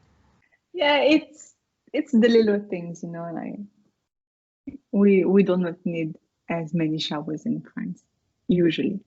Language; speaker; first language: English; non-native, fluent; French